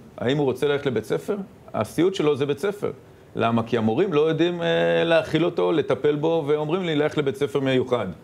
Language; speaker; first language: Hebrew; native; Hebrew